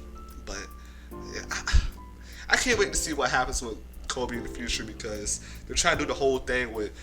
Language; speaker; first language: English; native; English